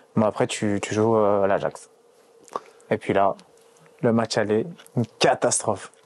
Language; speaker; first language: French; native; French